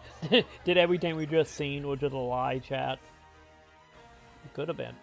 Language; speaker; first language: English; native; English